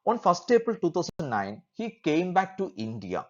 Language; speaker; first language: English; non-native, local second language; Malayalam